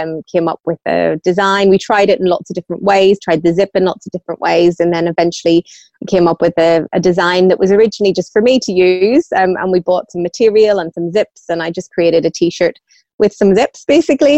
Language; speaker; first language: English; native; English